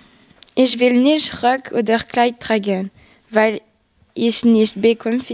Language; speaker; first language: German; non-native, learner; French